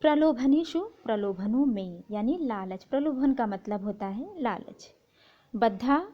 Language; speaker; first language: Hindi; native; Hindi